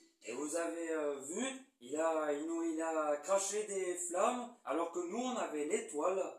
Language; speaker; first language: French; native; French